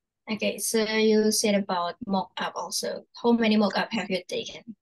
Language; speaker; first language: English; non-native, fluent; Indonesian